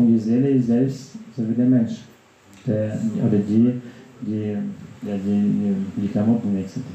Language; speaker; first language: German; non-native, fluent; Russian